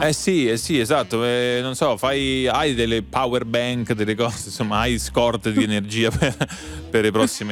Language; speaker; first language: Italian; native; Italian